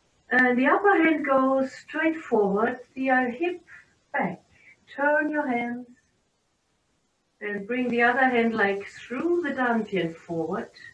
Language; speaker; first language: English; non-native, fluent; German